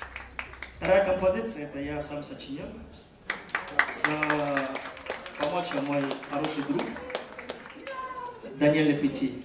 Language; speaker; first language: Russian; non-native, fluent; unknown